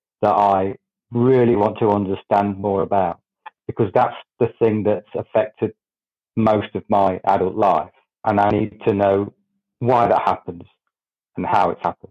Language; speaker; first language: English; native; English